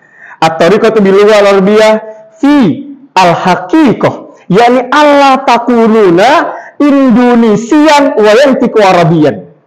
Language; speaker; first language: Arabic; non-native, fluent; Indonesian